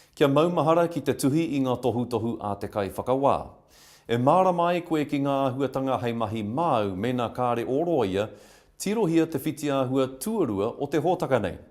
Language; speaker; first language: Māori; non-native, local second language; English